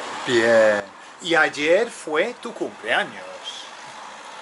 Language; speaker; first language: Spanish; native; Spanish